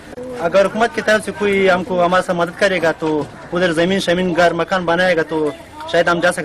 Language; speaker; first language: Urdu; non-native, local second language; Pashto